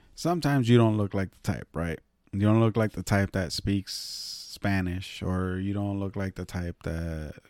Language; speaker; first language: English; early bilingual, other home language; Spanish